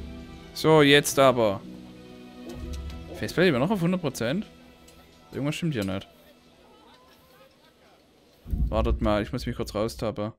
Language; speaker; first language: German; native; German